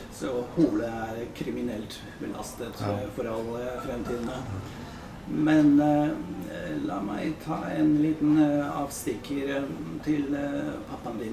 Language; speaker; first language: Norwegian; non-native, fluent; Polish